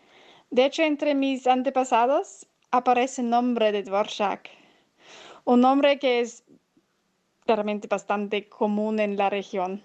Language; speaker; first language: Spanish; non-native, fluent; German